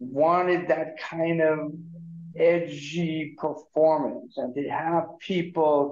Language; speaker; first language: English; native; English